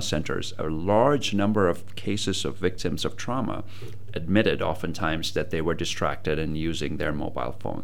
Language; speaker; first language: English; non-native, local second language; Tamil